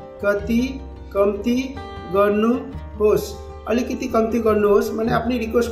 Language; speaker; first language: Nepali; non-native, fluent; Bangla